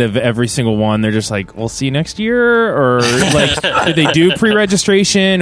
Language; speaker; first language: English; native; English